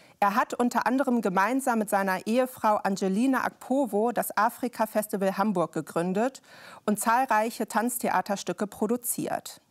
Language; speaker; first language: German; native; German